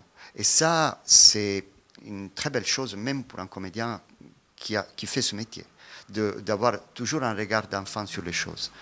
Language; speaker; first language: French; non-native, fluent; Italian